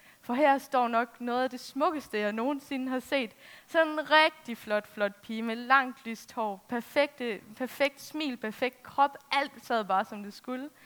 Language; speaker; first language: Danish; native; Danish